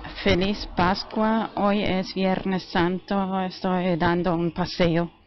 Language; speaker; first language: Spanish; non-native, fluent; German